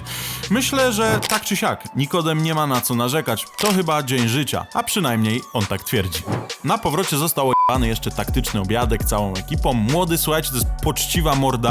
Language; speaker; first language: Polish; native; Polish